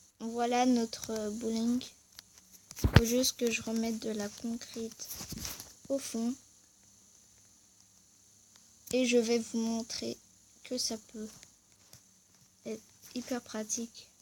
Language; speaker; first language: French; native; French